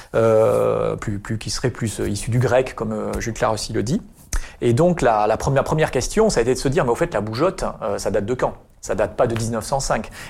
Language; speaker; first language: French; native; French